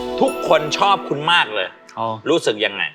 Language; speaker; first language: Thai; native; Thai